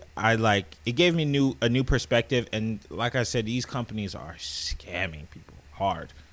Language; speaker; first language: English; native; English